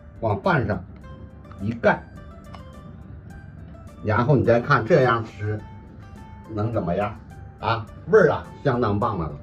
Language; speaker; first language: Chinese; native; Chinese